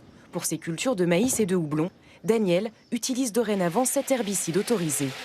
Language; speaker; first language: French; native; French